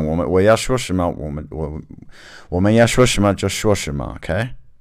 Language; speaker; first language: Chinese; non-native, learner; English